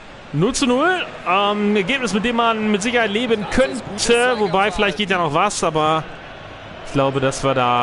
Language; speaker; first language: German; native; German